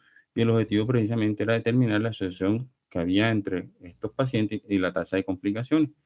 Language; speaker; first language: Spanish; native; Spanish